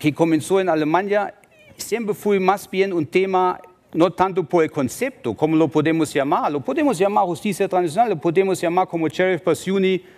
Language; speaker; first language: Spanish; non-native, fluent; German